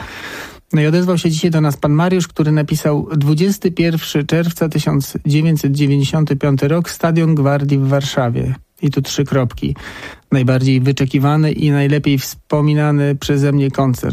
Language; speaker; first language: Polish; native; Polish